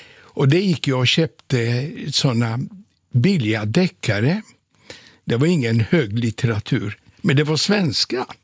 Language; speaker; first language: Swedish; non-native, fluent; Polish